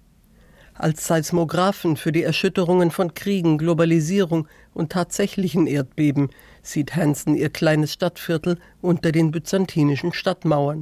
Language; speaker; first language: German; native; German